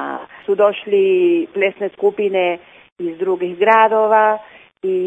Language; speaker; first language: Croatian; early bilingual, heritage; Croatian